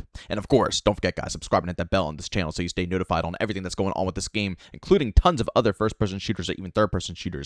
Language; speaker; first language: English; native; English